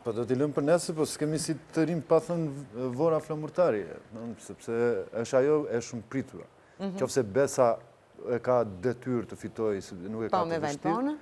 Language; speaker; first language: Albanian; native; Albanian